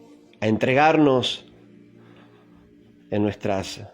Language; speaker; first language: Spanish; native; Spanish